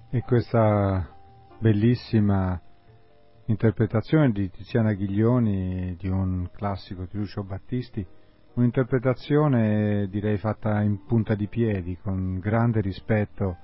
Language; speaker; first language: Italian; native; Italian